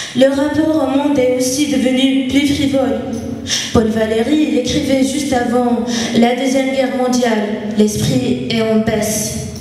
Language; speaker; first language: French; non-native, local second language; Arabic